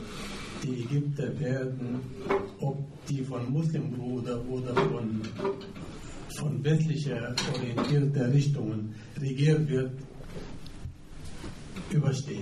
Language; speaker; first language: German; non-native, fluent; Arabic